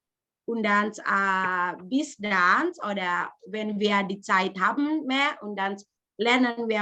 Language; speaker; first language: German; non-native, learner; Indonesian